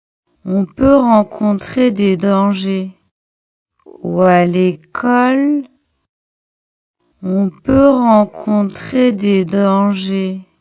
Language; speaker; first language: French; non-native, local second language; Arabic